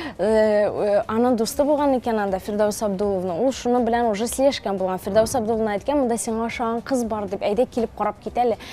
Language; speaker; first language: Tatar; non-native, local second language; Russian